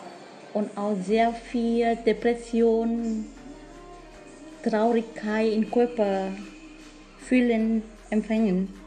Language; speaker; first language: German; non-native, learner; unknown